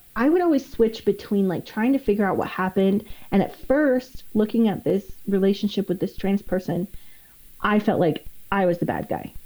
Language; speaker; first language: English; native; English